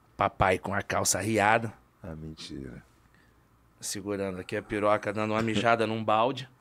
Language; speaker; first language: Portuguese; native; Portuguese